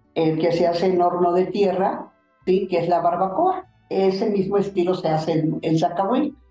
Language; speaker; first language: Spanish; native; Spanish